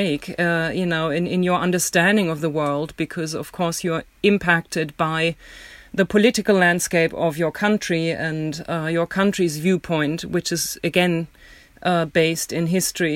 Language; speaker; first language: English; non-native, fluent; German